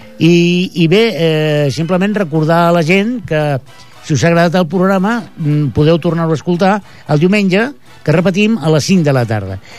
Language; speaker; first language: Catalan; native; Catalan